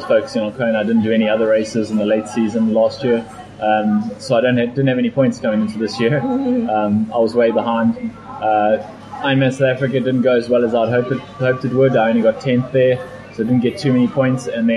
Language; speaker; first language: English; native; English